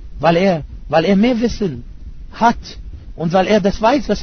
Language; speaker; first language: German; non-native, fluent; Arabic